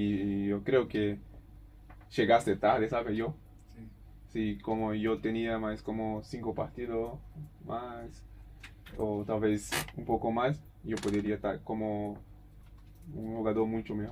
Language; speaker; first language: Spanish; non-native, learner; Portuguese